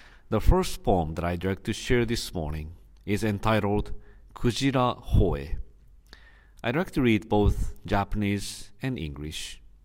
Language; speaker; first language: English; non-native, fluent; Japanese